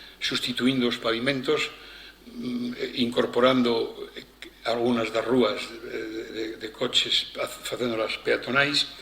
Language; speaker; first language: Galician; non-native, local second language; Spanish